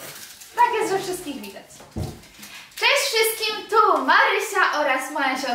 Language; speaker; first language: Polish; native; Polish